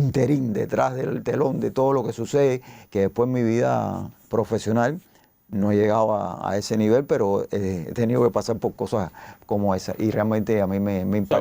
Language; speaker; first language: Spanish; native; Spanish